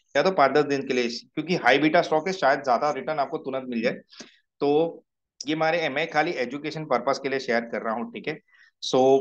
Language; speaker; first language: Hindi; native; Hindi